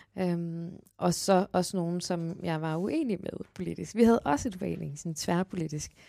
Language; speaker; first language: Danish; native; Danish